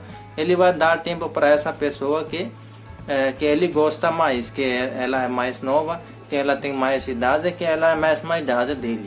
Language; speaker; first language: Portuguese; non-native, learner; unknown